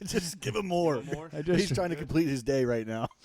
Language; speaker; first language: English; native; English